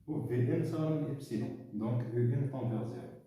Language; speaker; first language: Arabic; native; Arabic